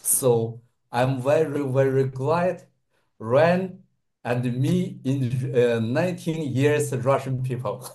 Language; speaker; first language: English; non-native, learner; Russian